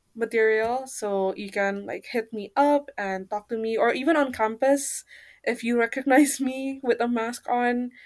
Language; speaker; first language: English; non-native, fluent; Indonesian